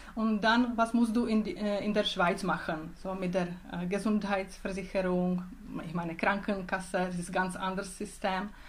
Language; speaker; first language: German; non-native, learner; Czech